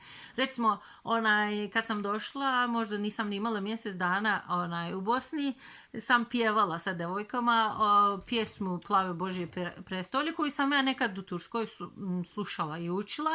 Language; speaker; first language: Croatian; non-native, fluent; Turkish